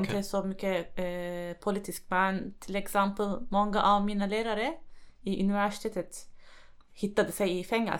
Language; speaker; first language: Swedish; non-native, fluent; Turkish